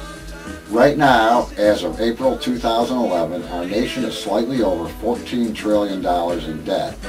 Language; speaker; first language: English; native; English